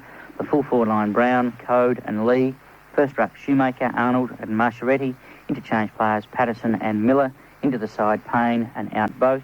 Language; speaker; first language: English; native; English